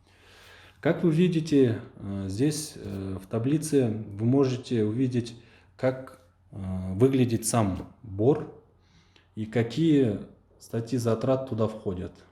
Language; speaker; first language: Russian; non-native, local second language; Kyrgyz